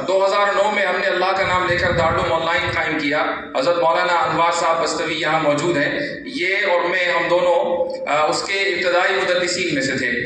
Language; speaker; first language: Urdu; native; Urdu